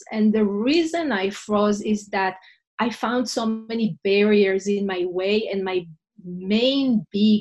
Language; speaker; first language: English; non-native, fluent; Hebrew